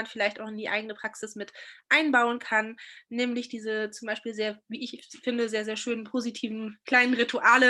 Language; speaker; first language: German; native; German